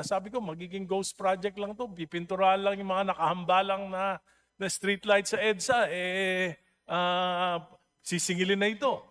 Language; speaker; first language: Filipino; native; Filipino